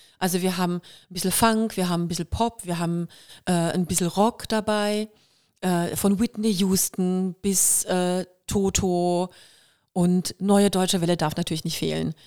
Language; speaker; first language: German; native; German